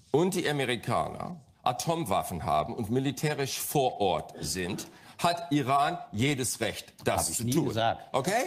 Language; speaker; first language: German; non-native, fluent; English